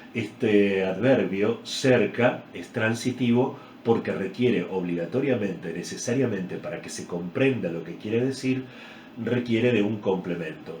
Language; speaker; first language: Spanish; native; Spanish